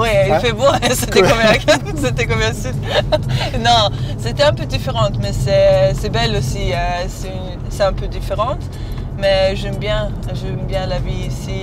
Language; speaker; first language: French; non-native, learner; Serbian